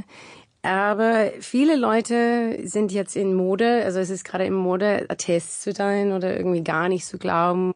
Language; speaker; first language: German; non-native, fluent; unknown